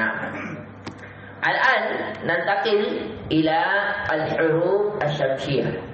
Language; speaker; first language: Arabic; non-native, fluent; Indonesian